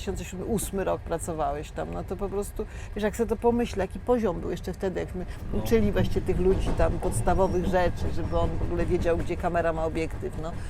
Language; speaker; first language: Polish; native; Polish